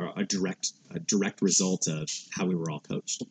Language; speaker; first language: English; native; English